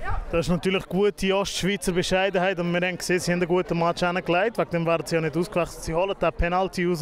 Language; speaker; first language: German; native; German